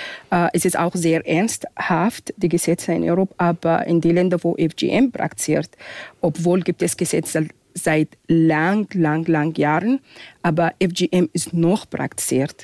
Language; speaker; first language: German; non-native, fluent; Arabic